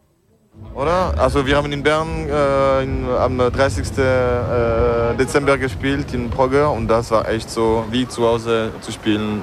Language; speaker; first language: German; non-native, fluent; French